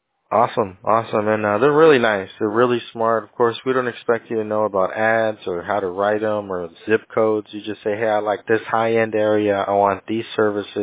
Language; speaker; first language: English; early bilingual, other home language; Spanish